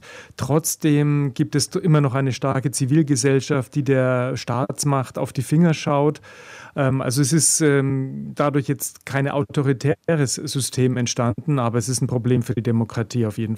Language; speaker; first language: German; native; German